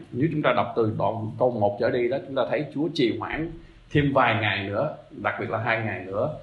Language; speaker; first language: Vietnamese; native; Vietnamese